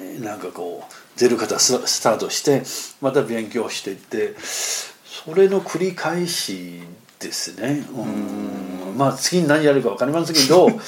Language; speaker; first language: Japanese; non-native, fluent; Chinese